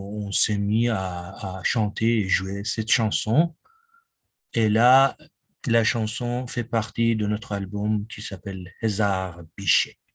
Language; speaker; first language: French; non-native, fluent; Persian